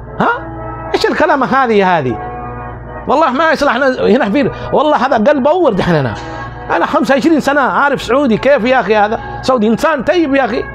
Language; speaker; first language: Arabic; non-native, learner; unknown